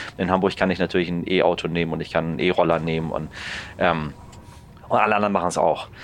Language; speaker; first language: German; early bilingual, other home language; Persian